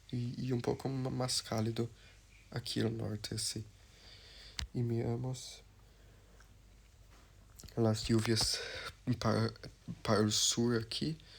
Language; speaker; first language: Portuguese; non-native, learner; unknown